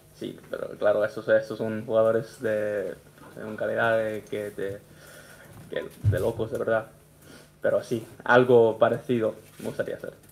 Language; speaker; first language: Spanish; early bilingual, heritage; English